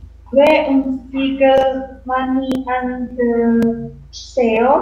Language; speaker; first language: Korean; non-native, learner; Indonesian